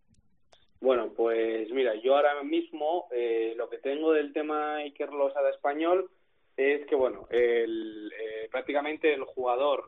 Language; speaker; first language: Spanish; native; Spanish